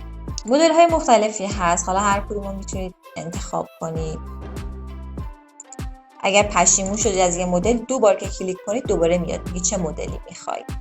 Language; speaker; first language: Persian; native; Persian